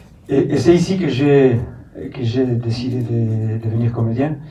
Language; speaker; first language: French; non-native, fluent; Basque